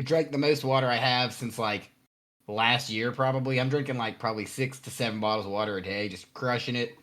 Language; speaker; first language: English; native; English